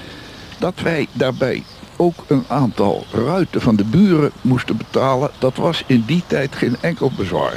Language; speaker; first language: Dutch; native; Dutch